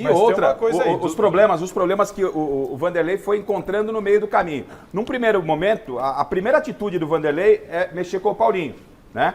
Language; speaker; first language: Portuguese; native; Portuguese